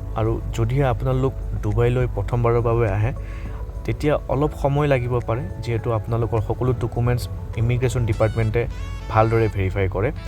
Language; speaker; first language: Assamese; native; Assamese